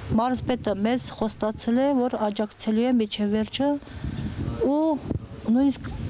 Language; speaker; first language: Armenian; native; Armenian